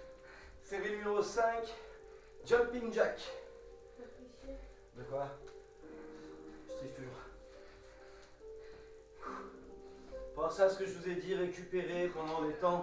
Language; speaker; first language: French; native; French